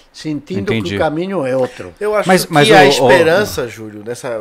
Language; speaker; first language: Portuguese; non-native, fluent; Spanish